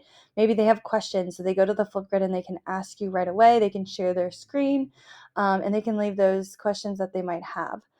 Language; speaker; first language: English; native; English